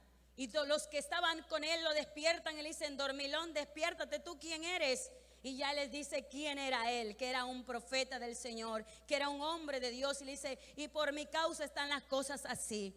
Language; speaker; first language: Spanish; native; Spanish